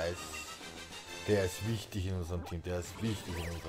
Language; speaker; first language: German; native; German